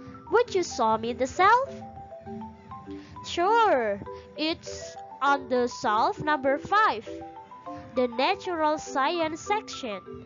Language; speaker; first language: English; non-native, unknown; Indonesian